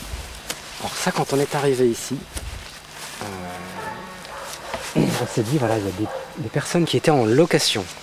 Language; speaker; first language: French; native; French